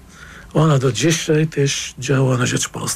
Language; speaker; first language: Polish; non-native, fluent; Arabic